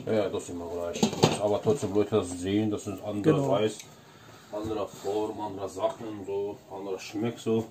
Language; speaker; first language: German; non-native, learner; Turkish